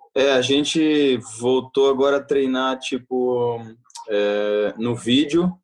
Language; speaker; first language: Portuguese; early bilingual, heritage; Portuguese